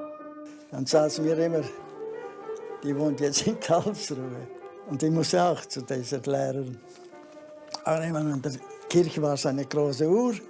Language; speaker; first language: German; early bilingual, heritage; German